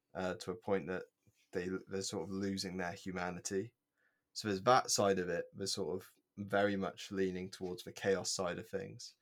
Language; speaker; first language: English; native; English